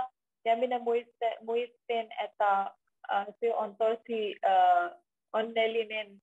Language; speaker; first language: Finnish; non-native, learner; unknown